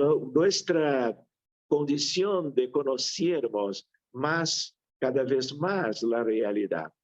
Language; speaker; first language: Spanish; non-native, fluent; Portuguese